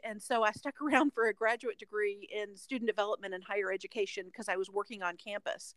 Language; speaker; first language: English; native; English